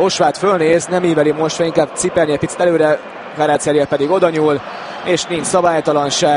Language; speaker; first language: Hungarian; native; Hungarian